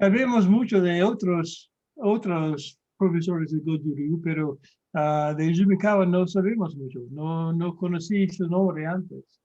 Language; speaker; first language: Spanish; non-native, fluent; English